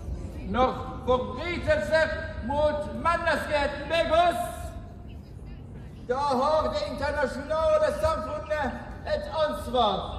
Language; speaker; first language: Norwegian; non-native, fluent; Persian